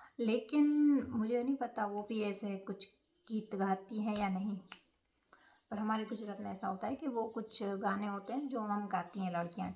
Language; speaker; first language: Hindi; non-native, local second language; Gujarati